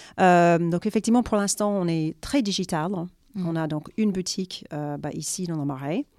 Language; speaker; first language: French; non-native, fluent; English